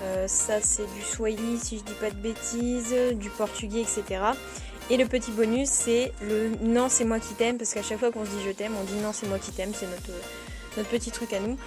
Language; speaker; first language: French; native; French